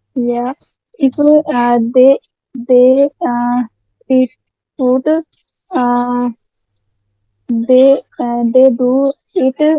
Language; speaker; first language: English; non-native, learner; Hindi